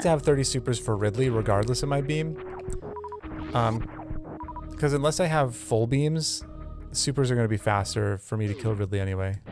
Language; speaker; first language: English; native; English